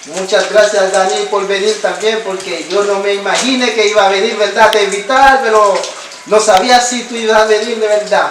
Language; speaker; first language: Spanish; non-native, learner; Haitian Creole